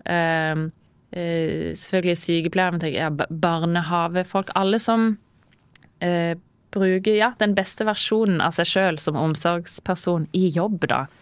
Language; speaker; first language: Norwegian; native; Norwegian